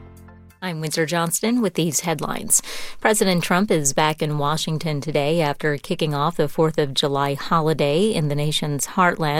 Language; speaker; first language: English; native; English